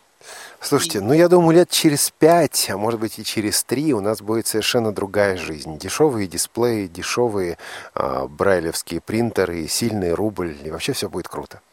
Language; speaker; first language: Russian; native; Russian